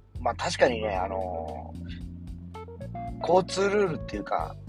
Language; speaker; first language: Japanese; native; Japanese